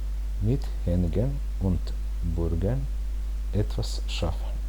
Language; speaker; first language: German; non-native, fluent; Bosnian